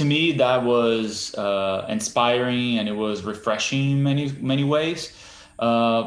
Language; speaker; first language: English; non-native, fluent; Portuguese